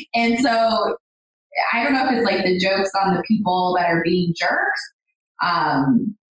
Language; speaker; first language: English; native; English